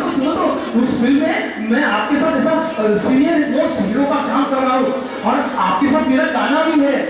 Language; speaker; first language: Hindi; non-native, local second language; Marathi